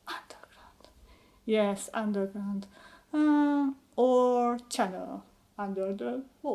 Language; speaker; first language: English; non-native, learner; Hungarian